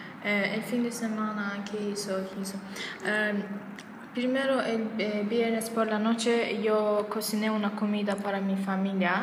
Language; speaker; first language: Spanish; non-native, learner; Azerbaijani